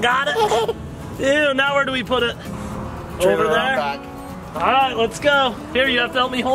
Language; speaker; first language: English; native; English